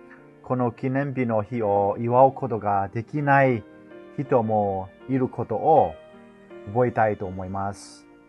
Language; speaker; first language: Japanese; non-native, fluent; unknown